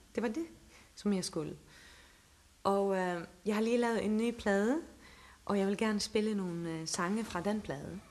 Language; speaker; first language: Danish; non-native, local second language; Faroese